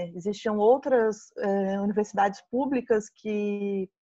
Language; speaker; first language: Portuguese; native; Portuguese